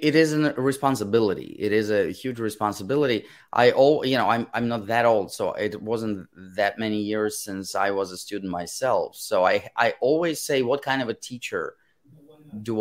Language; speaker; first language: English; non-native, fluent; Russian